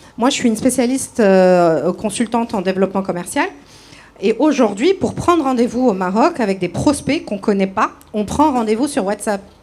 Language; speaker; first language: French; non-native, local second language; Arabic